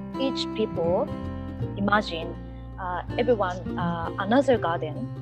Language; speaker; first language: English; non-native, learner; Japanese